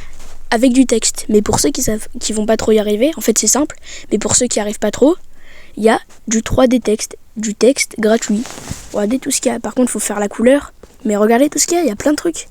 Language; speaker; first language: French; native; French